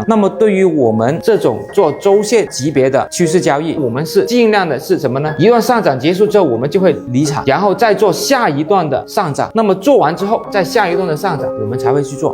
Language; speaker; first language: Chinese; native; Chinese